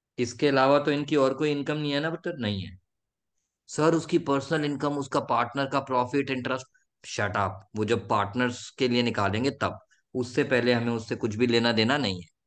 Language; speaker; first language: Hindi; native; Hindi